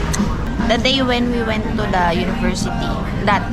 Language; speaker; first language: English; non-native, local second language; Filipino